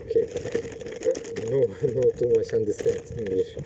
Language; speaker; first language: English; non-native, learner; Bashkir